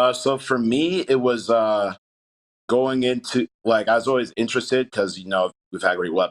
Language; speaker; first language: English; native; English